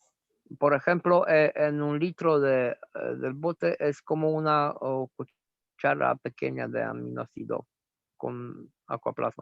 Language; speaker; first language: Spanish; non-native, fluent; Romanian